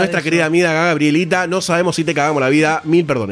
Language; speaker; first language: Spanish; native; Spanish